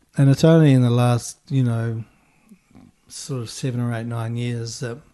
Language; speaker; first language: English; native; English